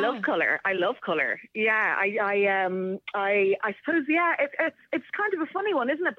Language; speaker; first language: English; native; English